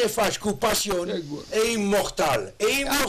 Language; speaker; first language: Romanian; non-native, learner; French